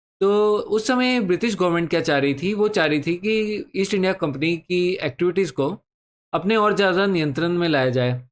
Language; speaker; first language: Hindi; native; Hindi